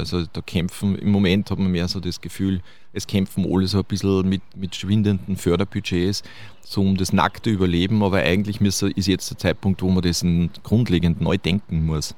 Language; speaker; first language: German; native; German